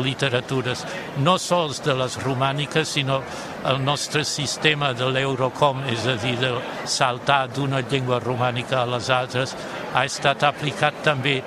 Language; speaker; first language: Catalan; non-native, fluent; German